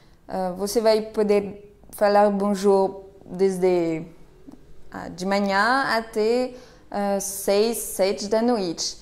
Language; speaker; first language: Portuguese; non-native, fluent; French